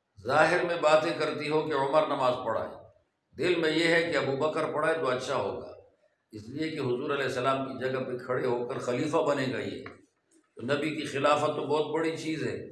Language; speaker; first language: Urdu; non-native, local second language; Pashto